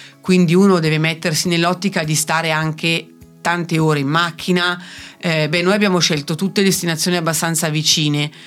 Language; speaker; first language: Italian; native; Italian